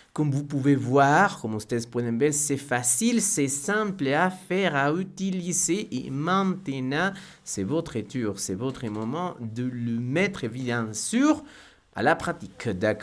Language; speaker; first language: French; non-native, fluent; Spanish